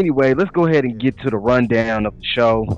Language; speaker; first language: English; native; English